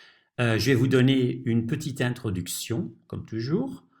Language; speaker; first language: French; non-native, fluent; Dutch